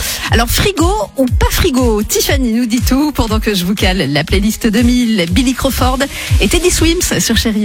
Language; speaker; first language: French; native; French